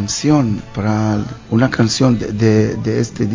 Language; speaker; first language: Spanish; non-native, learner; Hebrew